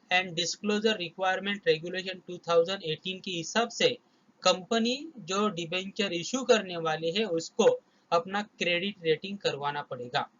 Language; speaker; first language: Hindi; non-native, local second language; Marathi